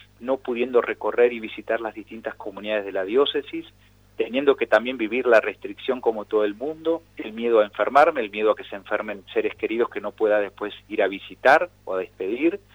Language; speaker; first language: Spanish; native; Spanish